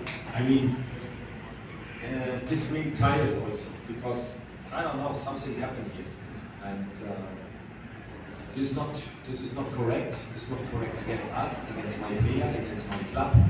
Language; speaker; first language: English; non-native, fluent; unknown